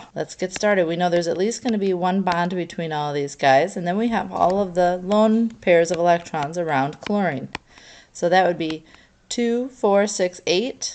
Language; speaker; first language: English; native; English